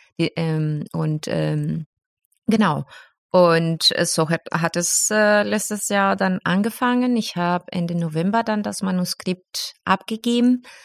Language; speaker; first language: German; non-native, fluent; Spanish